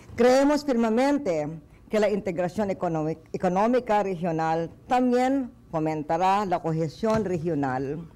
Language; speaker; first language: Spanish; non-native, fluent; Filipino